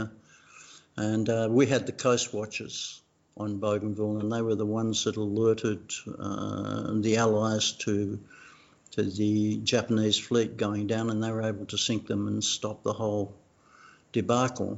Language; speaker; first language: English; non-native, fluent; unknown